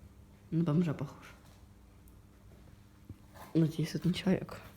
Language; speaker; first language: Russian; native; Russian